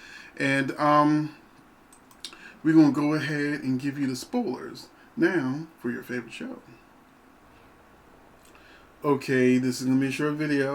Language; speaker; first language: English; native; English